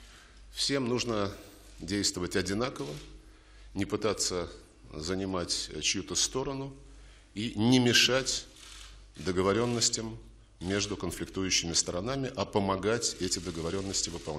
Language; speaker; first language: Russian; native; Russian